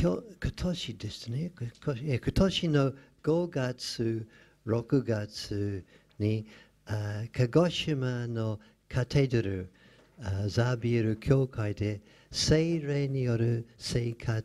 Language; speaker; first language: Japanese; non-native, fluent; English